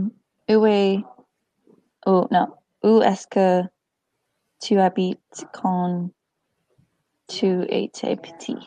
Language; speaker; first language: French; non-native, learner; English